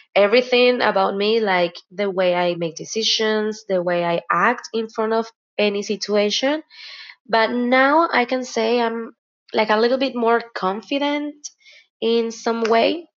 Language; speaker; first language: English; non-native, fluent; Spanish